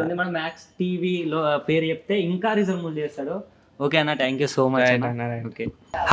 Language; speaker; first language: Telugu; native; Telugu